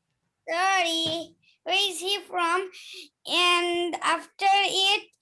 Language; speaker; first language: English; non-native, learner; Bangla